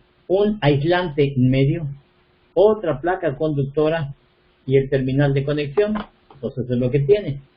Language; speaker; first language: Spanish; native; Spanish